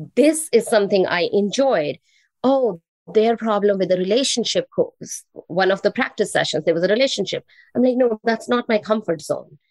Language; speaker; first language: English; non-native, local second language; Hindi